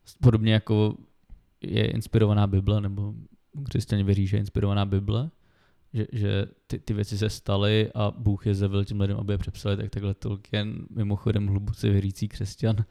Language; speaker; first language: Czech; native; Czech